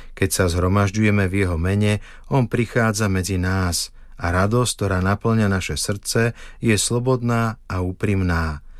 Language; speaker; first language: Slovak; native; Slovak